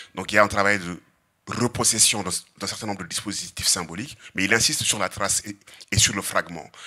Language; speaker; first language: French; non-native, local second language; Serer